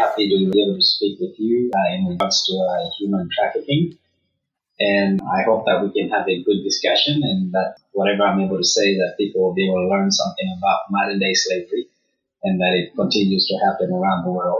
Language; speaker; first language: English; early bilingual, other home language; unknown